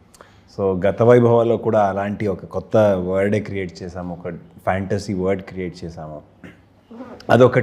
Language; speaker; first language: Telugu; non-native, learner; Kannada